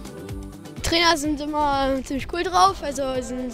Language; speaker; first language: German; native; German